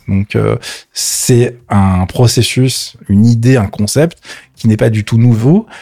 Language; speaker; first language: French; native; French